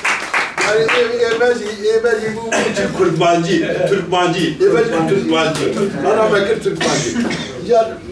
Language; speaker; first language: Turkish; non-native, local second language; Kurdish